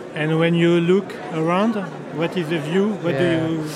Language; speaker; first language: English; non-native, learner; French